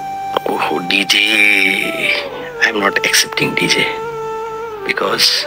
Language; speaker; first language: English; non-native, learner; Nepali